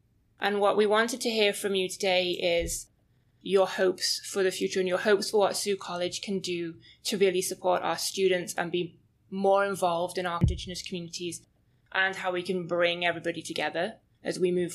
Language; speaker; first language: English; native; English